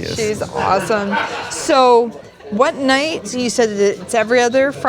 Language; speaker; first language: English; native; English